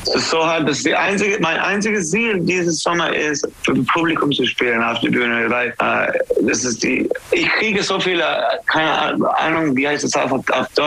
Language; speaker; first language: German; non-native, fluent; English